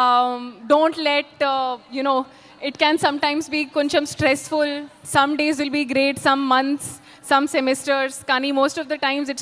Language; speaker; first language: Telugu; non-native, local second language; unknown